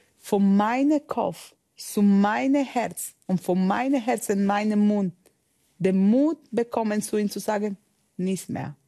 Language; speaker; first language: German; non-native, learner; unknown